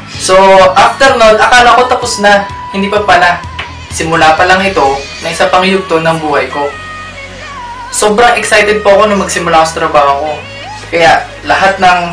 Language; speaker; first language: Filipino; native; Filipino